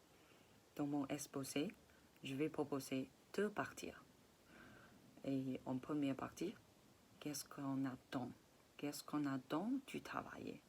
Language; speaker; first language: French; non-native, fluent; Chinese